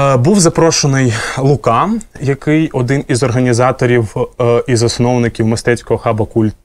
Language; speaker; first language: Ukrainian; native; Ukrainian